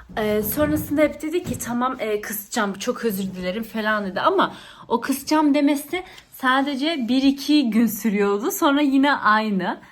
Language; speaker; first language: Turkish; early bilingual, heritage; Turkish